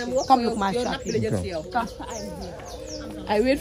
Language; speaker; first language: English; non-native, learner; Wolof